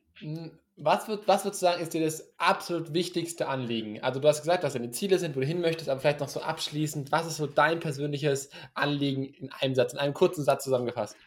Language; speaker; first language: German; native; German